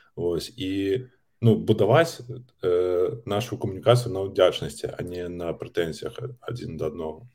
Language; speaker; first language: Belarusian; non-native, local second language; Russian